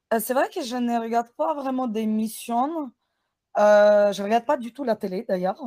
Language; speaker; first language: French; non-native, fluent; Ukrainian